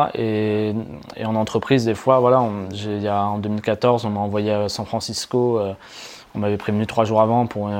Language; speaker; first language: French; native; French